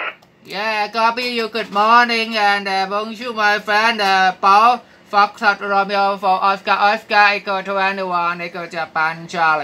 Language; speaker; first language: English; non-native, learner; Thai